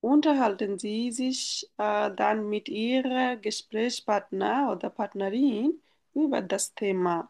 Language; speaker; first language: German; non-native, fluent; Bangla